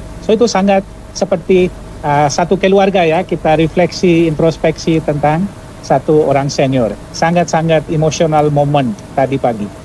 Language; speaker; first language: Indonesian; non-native, fluent; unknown